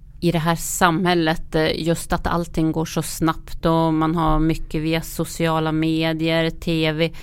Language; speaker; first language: Swedish; native; Swedish